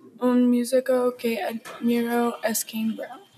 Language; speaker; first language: Spanish; non-native, learner; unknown